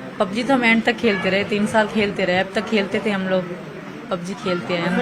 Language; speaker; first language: Urdu; non-native, local second language; Sindhi